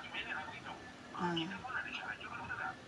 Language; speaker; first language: Malay; native; Malay